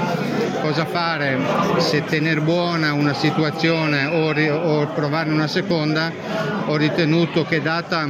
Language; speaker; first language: Italian; native; Italian